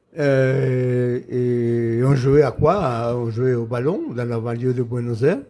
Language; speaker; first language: French; non-native, fluent; Spanish